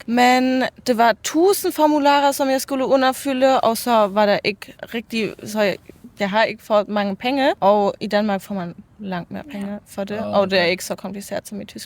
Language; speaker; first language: Danish; non-native, local second language; German